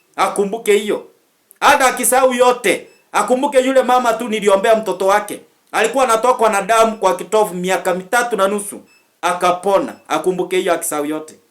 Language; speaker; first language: Swahili; native; Swahili